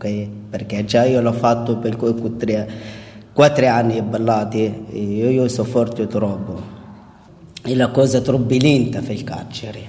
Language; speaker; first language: Italian; non-native, learner; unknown